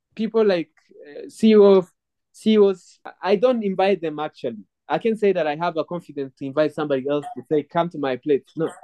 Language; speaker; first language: English; non-native, local second language; Kinyarwanda